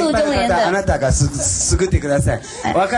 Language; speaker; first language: Japanese; non-native, fluent; Chinese